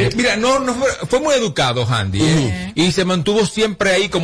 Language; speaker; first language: Spanish; native; Spanish